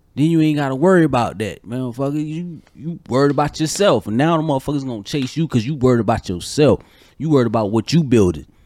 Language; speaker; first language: English; native; English